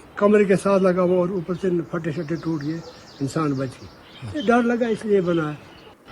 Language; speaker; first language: Urdu; non-native, local second language; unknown